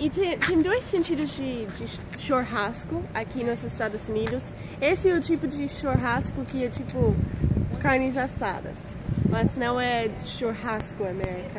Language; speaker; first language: Portuguese; non-native, fluent; English